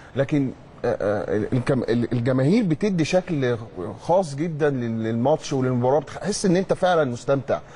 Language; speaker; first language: Egyptian Arabic; native; Egyptian Arabic